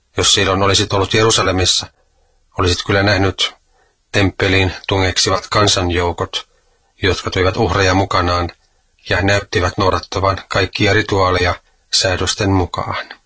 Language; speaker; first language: Finnish; native; Finnish